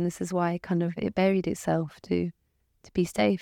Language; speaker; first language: English; native; English